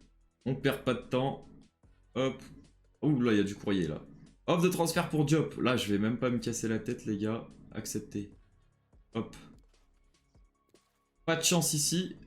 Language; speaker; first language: French; native; French